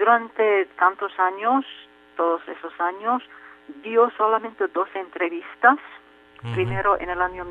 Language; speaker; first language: Spanish; non-native, fluent; Turkish